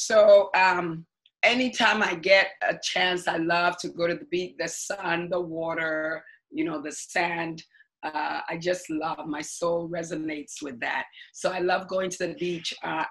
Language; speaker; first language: English; non-native, local second language; Akan